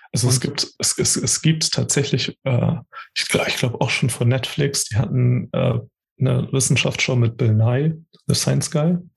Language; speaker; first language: German; early bilingual, other home language; Portuguese